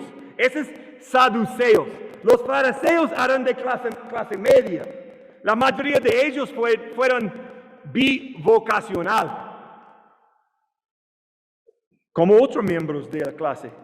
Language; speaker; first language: Spanish; non-native, learner; English